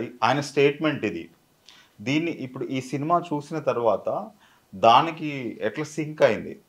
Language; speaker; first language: Telugu; native; Telugu